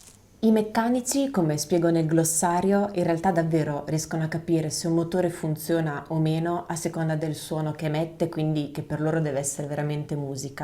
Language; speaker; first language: Italian; native; Italian